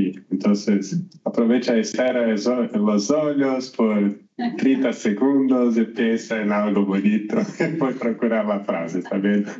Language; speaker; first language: Spanish; non-native, learner; Portuguese